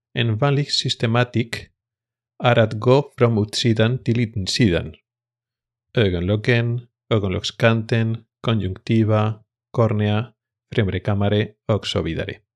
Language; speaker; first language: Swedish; non-native, fluent; Spanish